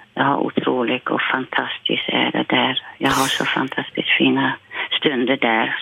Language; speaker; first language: Swedish; non-native, fluent; Dutch